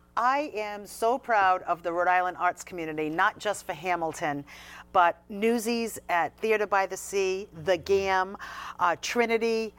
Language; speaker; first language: English; native; English